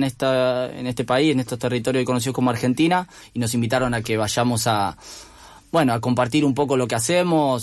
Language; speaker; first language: Spanish; native; Spanish